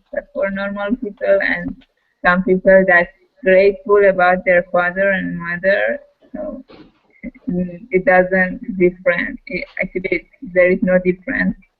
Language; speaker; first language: English; non-native, learner; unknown